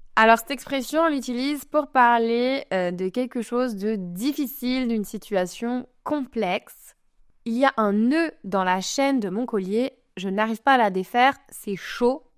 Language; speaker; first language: French; native; French